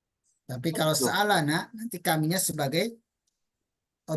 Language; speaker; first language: Indonesian; native; Indonesian